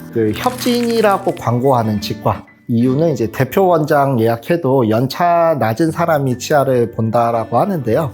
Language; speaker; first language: Korean; native; Korean